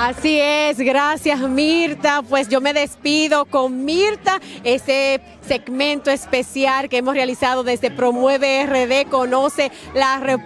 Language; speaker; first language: Spanish; native; Spanish